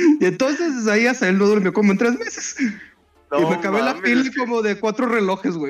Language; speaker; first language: Spanish; native; Spanish